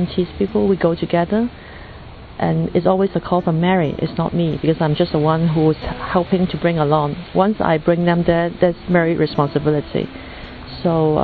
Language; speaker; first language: English; non-native, local second language; Cantonese